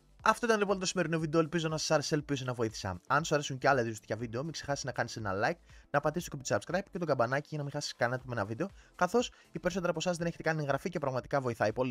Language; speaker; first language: Greek; native; Greek